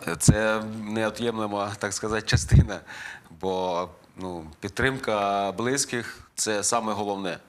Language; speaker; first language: Ukrainian; native; Ukrainian